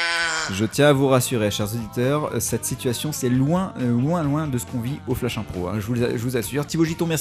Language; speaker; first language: French; native; French